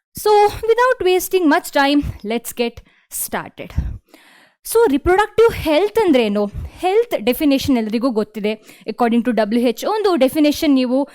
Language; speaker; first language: Kannada; native; Kannada